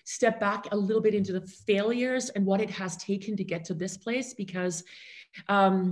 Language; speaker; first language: English; non-native, fluent; German